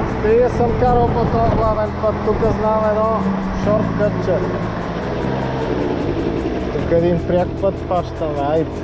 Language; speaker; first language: Bulgarian; native; Bulgarian